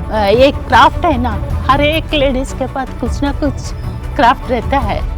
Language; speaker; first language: Hindi; non-native, local second language; Kannada